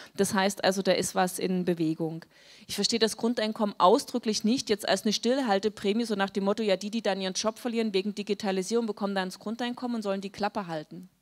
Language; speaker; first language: German; native; German